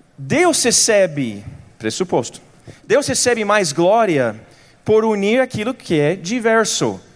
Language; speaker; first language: Portuguese; non-native, fluent; English